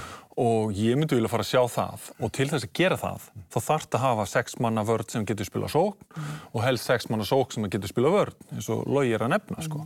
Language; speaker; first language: Icelandic; native; Icelandic